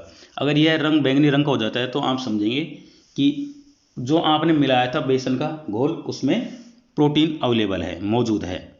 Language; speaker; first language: Hindi; native; Hindi